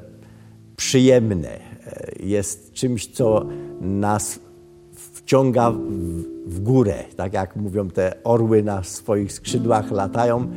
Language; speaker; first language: Polish; early bilingual, other home language; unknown